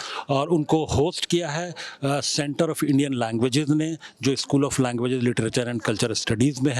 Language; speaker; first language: Hindi; native; Hindi